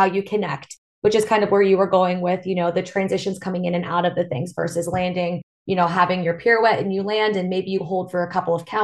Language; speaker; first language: English; native; English